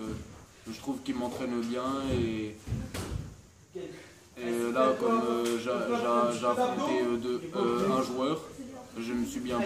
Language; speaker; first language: French; native; French